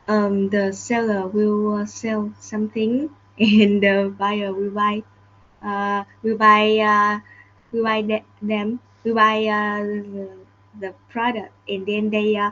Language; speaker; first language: English; non-native, learner; Vietnamese